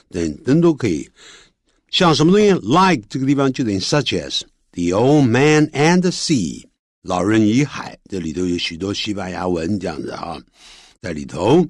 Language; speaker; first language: Chinese; native; Chinese